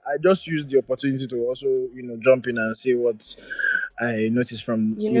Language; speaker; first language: English; non-native, local second language; Yoruba